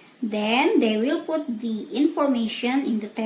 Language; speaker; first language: English; non-native, learner; Indonesian